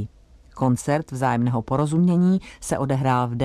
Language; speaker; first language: Czech; native; Czech